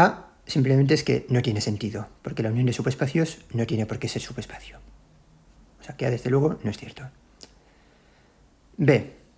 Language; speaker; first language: Spanish; native; Spanish